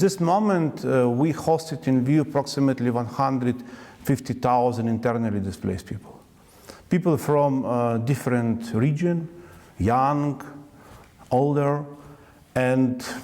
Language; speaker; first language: English; non-native, learner; Ukrainian